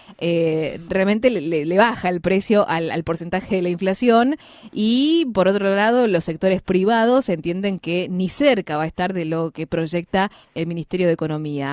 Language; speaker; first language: Spanish; native; Spanish